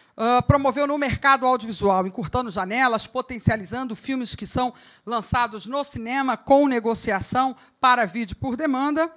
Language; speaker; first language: Portuguese; native; Portuguese